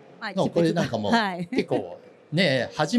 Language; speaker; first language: Japanese; native; Japanese